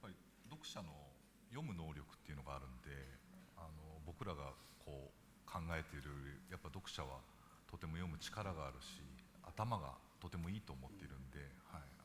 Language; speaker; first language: Japanese; native; Japanese